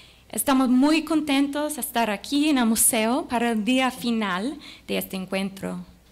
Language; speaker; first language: Spanish; non-native, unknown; English